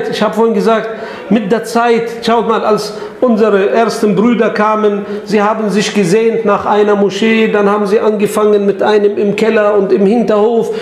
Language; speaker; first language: German; non-native, fluent; Arabic